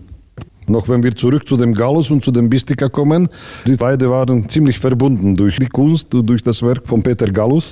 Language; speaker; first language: German; native; German